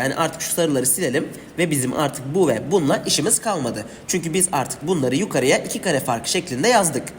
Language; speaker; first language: Turkish; native; Turkish